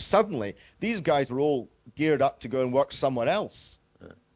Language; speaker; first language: English; native; English